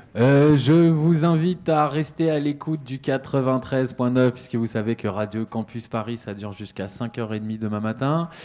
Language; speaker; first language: French; native; French